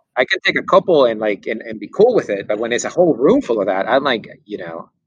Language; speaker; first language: English; non-native, fluent; Spanish